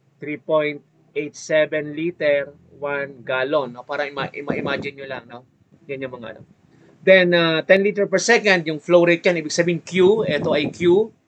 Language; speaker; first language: Filipino; native; Filipino